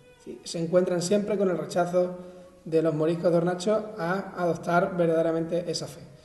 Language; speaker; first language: Spanish; native; Spanish